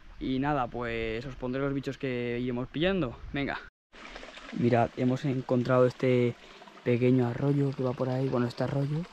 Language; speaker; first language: Spanish; native; Spanish